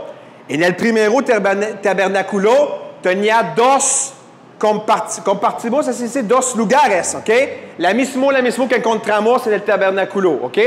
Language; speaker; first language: Spanish; non-native, fluent; French